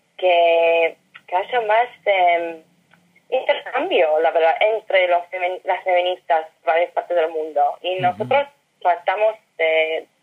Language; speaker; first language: Spanish; non-native, fluent; English